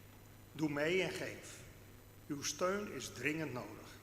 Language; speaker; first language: Dutch; non-native, local second language; Western Frisian